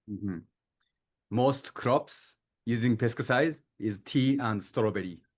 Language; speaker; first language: English; non-native, learner; Japanese